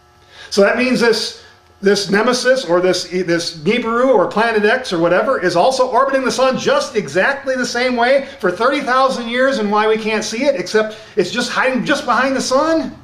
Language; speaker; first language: English; native; English